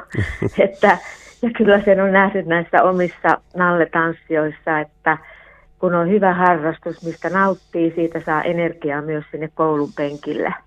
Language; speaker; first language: Finnish; native; Finnish